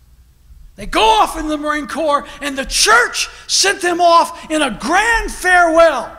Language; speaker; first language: English; native; English